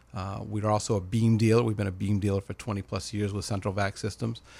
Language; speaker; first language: English; native; English